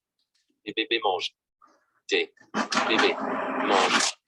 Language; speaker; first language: French; non-native, learner; Vietnamese